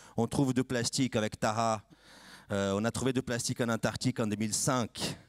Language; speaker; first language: French; non-native, fluent; Portuguese